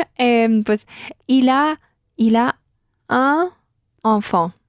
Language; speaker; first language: French; non-native, learner; Spanish